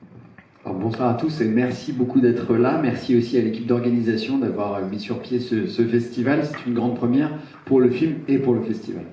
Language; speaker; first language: French; native; French